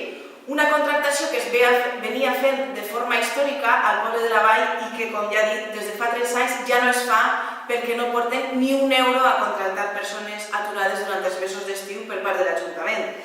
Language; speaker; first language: Catalan; native; Catalan